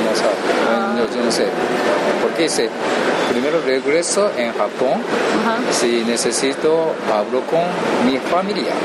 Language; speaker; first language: Spanish; non-native, learner; Japanese